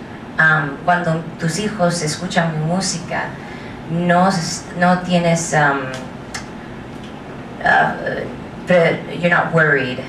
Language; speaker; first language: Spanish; non-native, learner; English